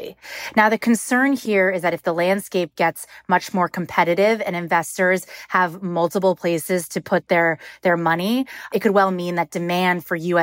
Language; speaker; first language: English; native; English